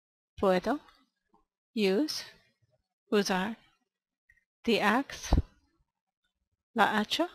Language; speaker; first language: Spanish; non-native, learner; English